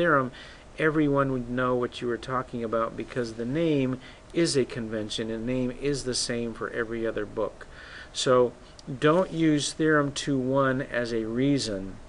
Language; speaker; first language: English; native; English